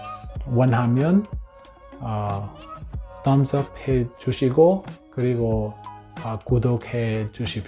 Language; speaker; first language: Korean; non-native, learner; English